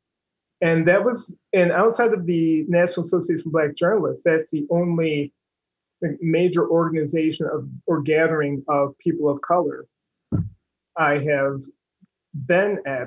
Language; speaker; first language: English; native; English